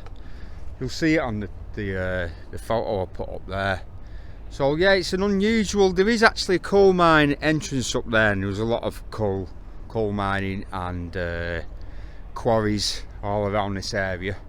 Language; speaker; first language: English; native; English